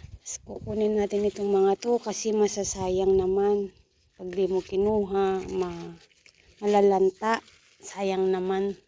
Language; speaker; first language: Filipino; native; Filipino